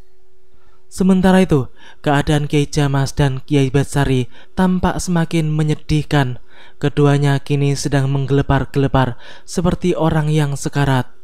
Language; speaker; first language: Indonesian; native; Indonesian